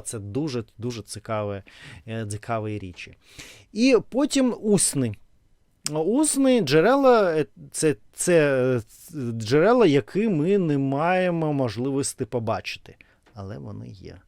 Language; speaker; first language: Ukrainian; non-native, learner; Russian